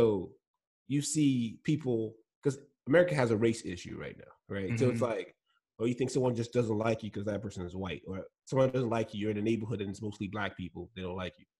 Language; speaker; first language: English; non-native, local second language; Igbo